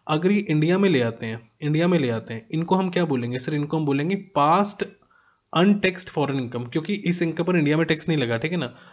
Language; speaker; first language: Hindi; native; Hindi